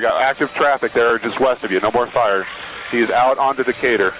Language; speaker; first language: English; native; English